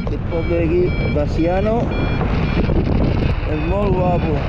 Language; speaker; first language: Catalan; native; Catalan